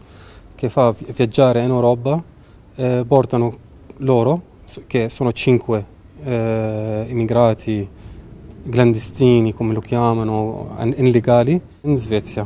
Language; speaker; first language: Italian; non-native, learner; Arabic